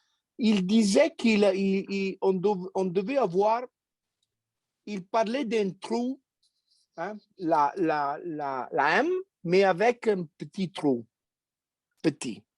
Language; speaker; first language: French; non-native, fluent; Italian